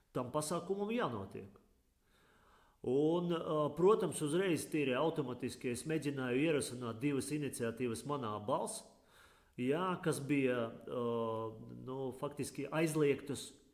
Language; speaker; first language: Latvian; non-native, local second language; Russian